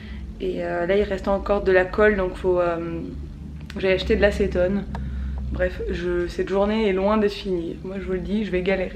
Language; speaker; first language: French; native; French